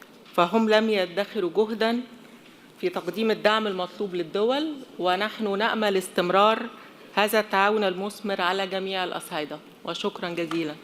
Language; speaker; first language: Arabic; native; Arabic